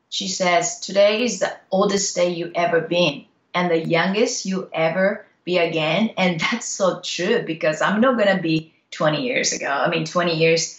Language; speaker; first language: English; non-native, fluent; Japanese